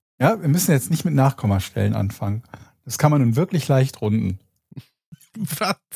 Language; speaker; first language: German; native; German